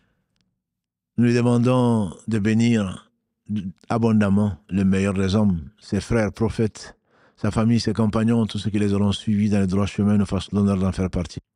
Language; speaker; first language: French; native; French